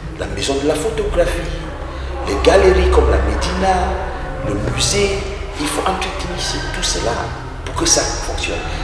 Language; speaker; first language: French; non-native, local second language; English